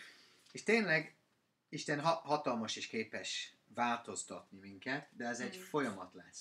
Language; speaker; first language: Hungarian; non-native, fluent; English